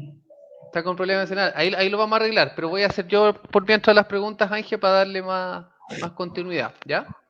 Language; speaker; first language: Spanish; native; Spanish